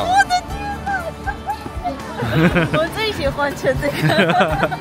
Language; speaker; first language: Chinese; non-native, learner; Armenian